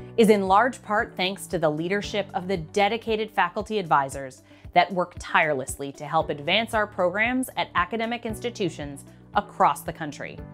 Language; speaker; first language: English; native; English